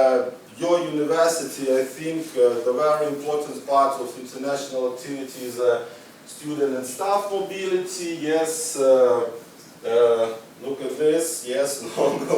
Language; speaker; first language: English; non-native, learner; Ukrainian